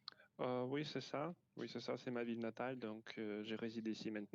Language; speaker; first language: French; non-native, fluent; Ukrainian